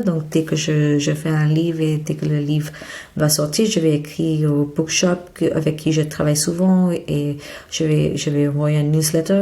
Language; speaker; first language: French; non-native, fluent; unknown